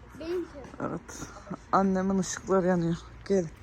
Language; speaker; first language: Turkish; early bilingual, heritage; Turkish